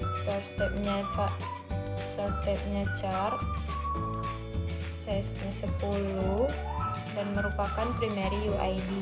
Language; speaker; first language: Indonesian; native; Indonesian